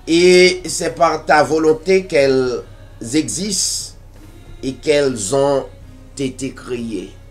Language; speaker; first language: French; non-native, local second language; Haitian Creole